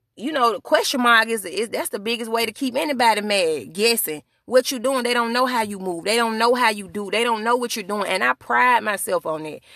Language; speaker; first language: English; native; English